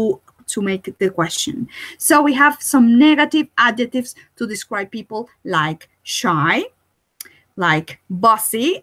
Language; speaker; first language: English; non-native, fluent; Spanish